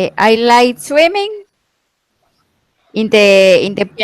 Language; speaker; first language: English; non-native, learner; Spanish